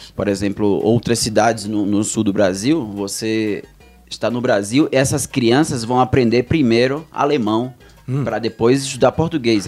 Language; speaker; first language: Portuguese; native; Portuguese